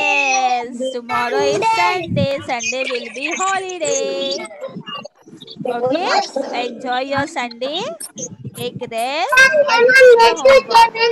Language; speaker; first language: English; non-native, local second language; Hindi